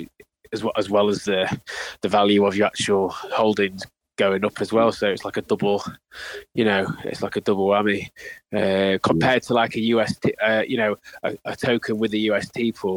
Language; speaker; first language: English; native; English